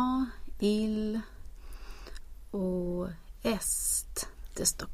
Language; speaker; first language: French; non-native, learner; Swedish